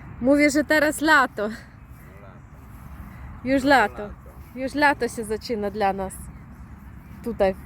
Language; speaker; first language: Polish; non-native, learner; Ukrainian